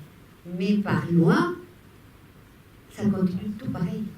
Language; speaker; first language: French; non-native, fluent; Spanish